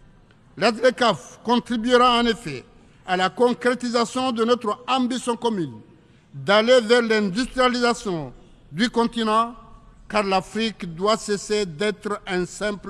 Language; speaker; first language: French; non-native, local second language; Ngazidja Comorian